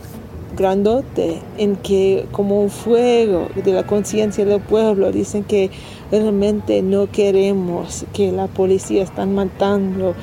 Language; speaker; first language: Spanish; non-native, learner; English